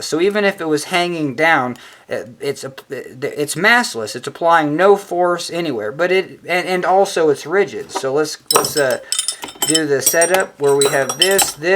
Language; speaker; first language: English; native; English